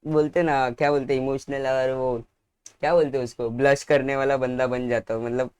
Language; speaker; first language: Hindi; non-native, local second language; Marathi